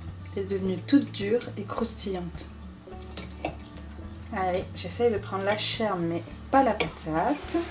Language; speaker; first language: French; native; French